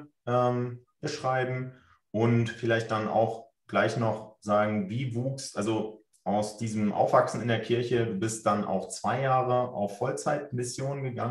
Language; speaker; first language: German; native; German